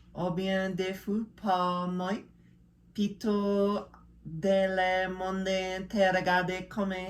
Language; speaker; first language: French; non-native, learner; English